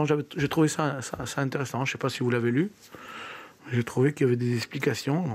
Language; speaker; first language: French; native; French